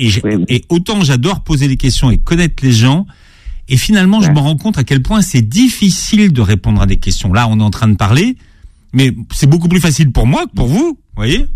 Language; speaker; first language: French; native; French